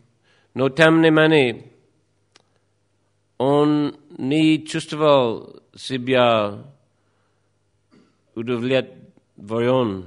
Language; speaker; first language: Russian; non-native, fluent; English